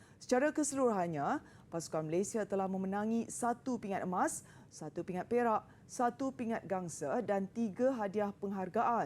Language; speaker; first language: Malay; native; Malay